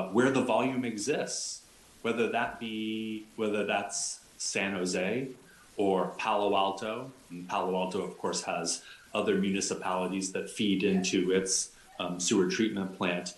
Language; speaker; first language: English; native; English